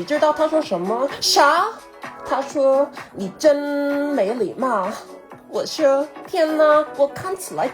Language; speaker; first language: Chinese; non-native, learner; Korean